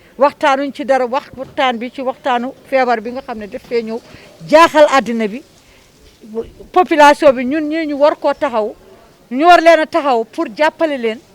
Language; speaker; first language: Wolof; native; Wolof